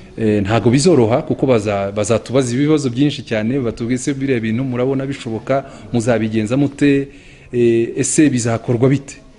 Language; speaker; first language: Kinyarwanda; early bilingual, heritage; Kinyarwanda